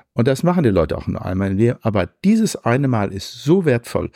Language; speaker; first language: German; native; German